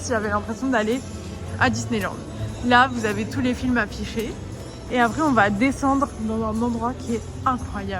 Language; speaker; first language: French; native; French